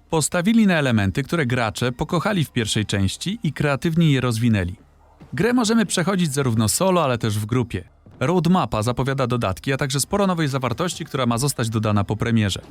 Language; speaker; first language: Polish; native; Polish